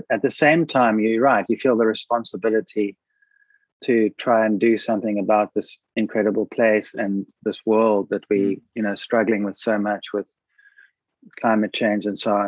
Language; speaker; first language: English; native; English